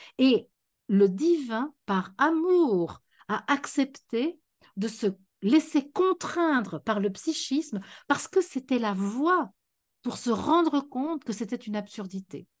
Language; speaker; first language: French; native; French